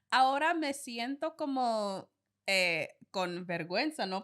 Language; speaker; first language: Spanish; non-native, learner; English